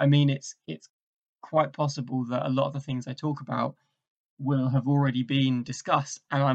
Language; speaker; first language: English; native; English